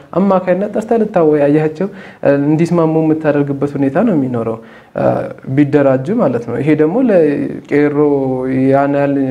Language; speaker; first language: Amharic; non-native, local second language; Oromo